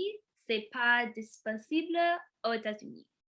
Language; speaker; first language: French; non-native, learner; English